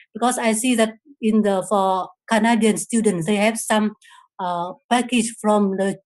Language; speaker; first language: English; non-native, learner; Vietnamese